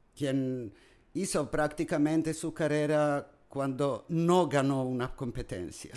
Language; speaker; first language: Spanish; non-native, fluent; Serbian